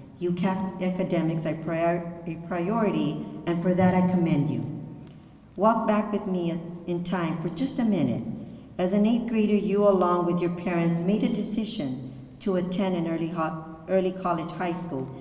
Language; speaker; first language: English; early bilingual, other home language; Spanish